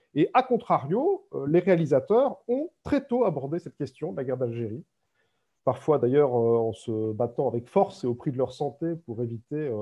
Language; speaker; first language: French; native; French